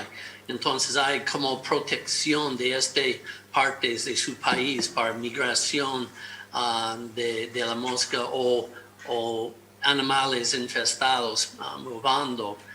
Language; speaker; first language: Spanish; non-native, fluent; English